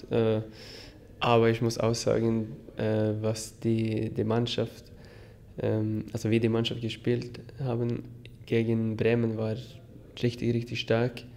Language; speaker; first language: German; non-native, fluent; Norwegian